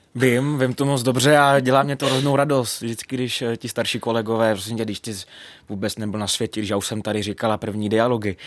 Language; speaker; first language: Czech; native; Czech